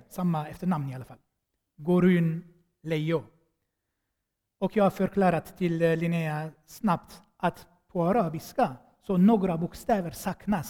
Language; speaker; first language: Swedish; non-native, fluent; Armenian